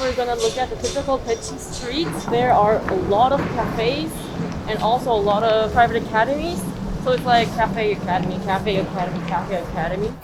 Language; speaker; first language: English; non-native, fluent; Korean